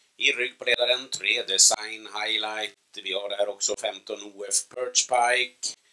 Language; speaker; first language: Swedish; native; Swedish